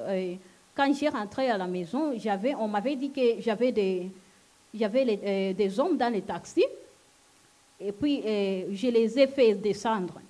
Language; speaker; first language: French; non-native, local second language; Lingala